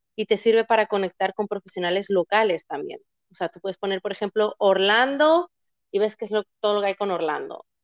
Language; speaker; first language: Spanish; native; Spanish